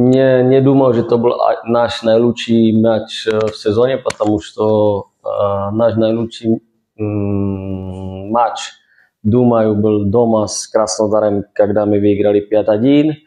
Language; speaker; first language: Russian; non-native, fluent; Czech